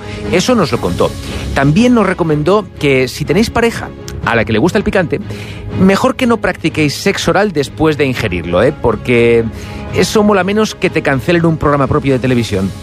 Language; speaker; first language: Spanish; native; Spanish